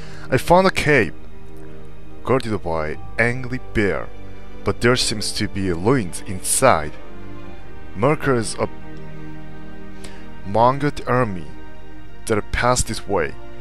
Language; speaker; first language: English; non-native, fluent; Japanese